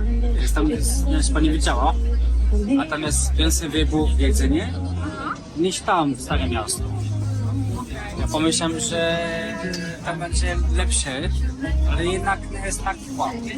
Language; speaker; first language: Polish; non-native, learner; French